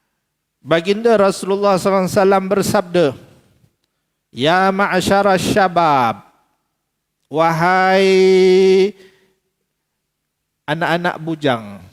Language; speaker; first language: Malay; native; Malay